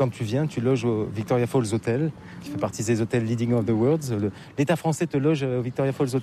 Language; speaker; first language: French; native; French